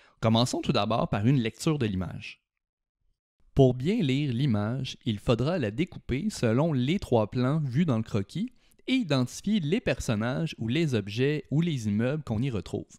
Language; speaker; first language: French; native; French